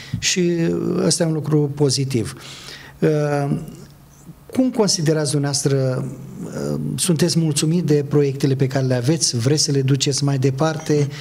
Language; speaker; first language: Romanian; native; Romanian